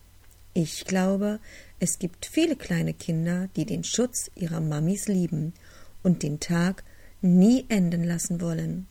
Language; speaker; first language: German; native; German